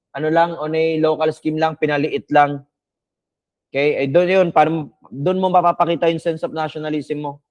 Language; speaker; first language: Filipino; non-native, local second language; Bikol